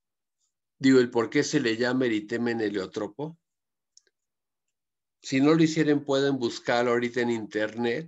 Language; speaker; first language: Spanish; native; Spanish